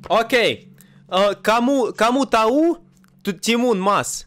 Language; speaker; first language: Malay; non-native, learner; Russian